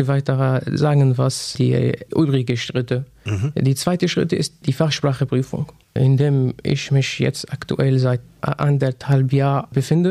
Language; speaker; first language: German; non-native, fluent; Arabic